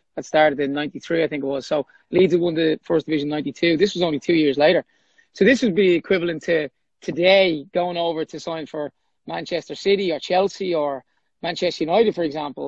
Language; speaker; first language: English; native; English